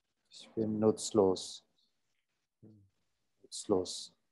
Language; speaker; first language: German; native; German